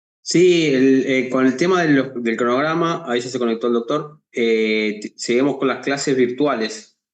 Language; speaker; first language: Spanish; native; Spanish